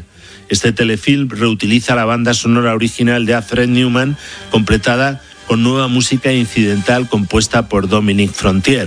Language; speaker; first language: Spanish; native; Spanish